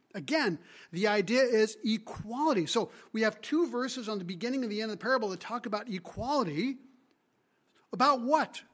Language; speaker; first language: English; early bilingual, other home language; French